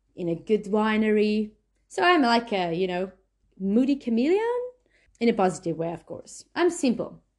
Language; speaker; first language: English; non-native, fluent; Slovenian